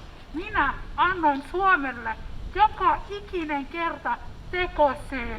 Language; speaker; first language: Finnish; early bilingual, other home language; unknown